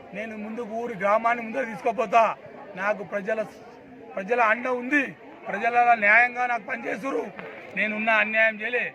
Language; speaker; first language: Telugu; native; Telugu